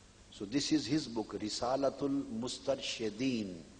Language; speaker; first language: English; non-native, local second language; Punjabi